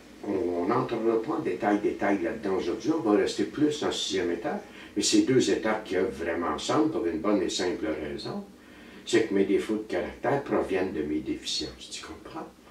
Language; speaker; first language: French; native; French